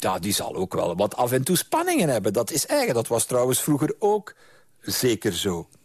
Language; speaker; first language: Dutch; native; Dutch